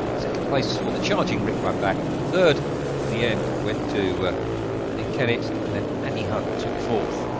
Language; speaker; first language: English; native; English